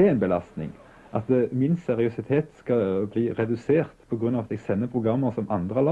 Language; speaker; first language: Norwegian; native; Norwegian